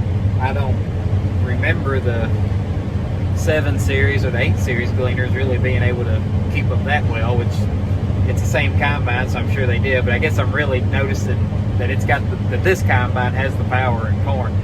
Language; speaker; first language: English; native; English